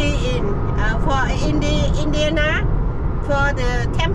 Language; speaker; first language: English; non-native, learner; Vietnamese